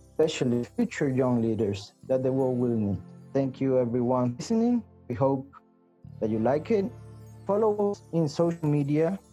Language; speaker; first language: English; non-native, fluent; Spanish